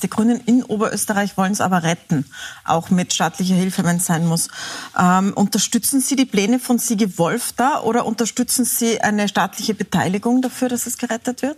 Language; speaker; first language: German; native; German